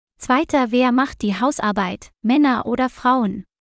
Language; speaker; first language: German; non-native, learner; Vietnamese